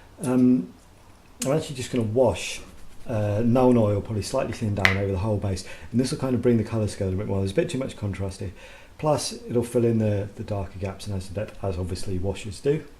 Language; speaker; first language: English; native; English